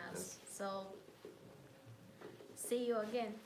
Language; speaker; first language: English; non-native, learner; Chinese